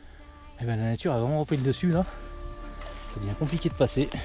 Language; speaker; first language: French; native; French